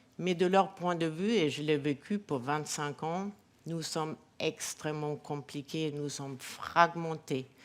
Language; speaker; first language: French; non-native, fluent; German